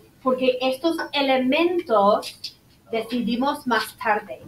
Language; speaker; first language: Spanish; non-native, fluent; English